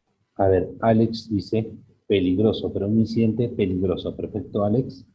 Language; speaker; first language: Spanish; native; Spanish